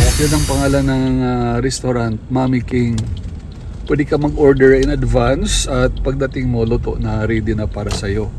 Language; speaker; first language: Filipino; non-native, local second language; Cebuano